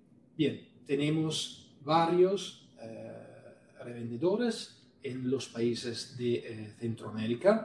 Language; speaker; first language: Spanish; non-native, fluent; Italian